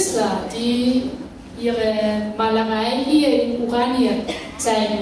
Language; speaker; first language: German; non-native, learner; Chinese